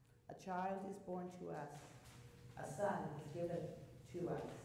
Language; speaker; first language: English; native; English